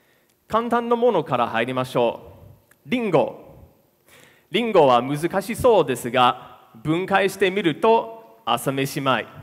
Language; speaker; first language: Japanese; non-native, fluent; English